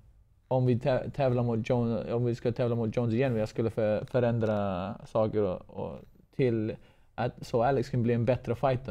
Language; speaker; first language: Swedish; non-native, fluent; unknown